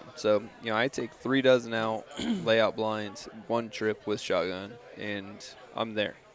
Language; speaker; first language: English; native; English